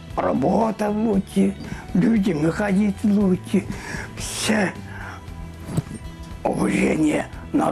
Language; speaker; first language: Russian; non-native, local second language; Yakut